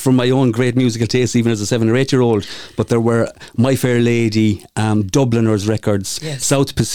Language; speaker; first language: English; native; English